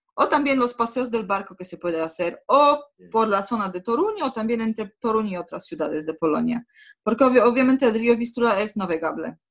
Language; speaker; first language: Spanish; non-native, fluent; Polish